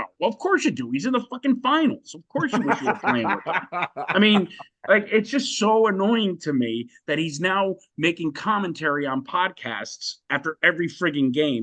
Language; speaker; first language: English; native; English